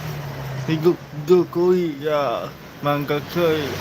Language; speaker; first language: Indonesian; non-native, local second language; Balinese